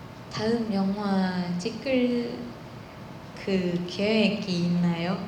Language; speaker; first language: Korean; non-native, learner; Thai